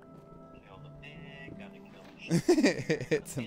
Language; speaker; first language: English; native; English